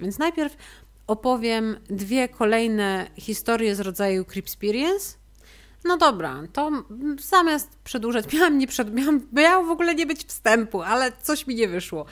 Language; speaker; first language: Polish; native; Polish